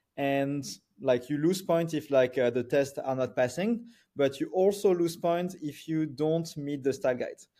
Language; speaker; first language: English; non-native, fluent; French